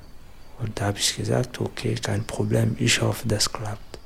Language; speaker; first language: German; non-native, learner; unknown